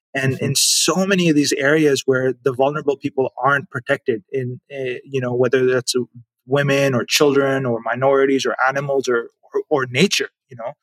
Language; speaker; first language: English; non-native, local second language; Urdu